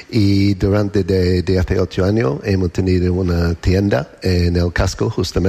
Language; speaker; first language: Spanish; non-native, learner; English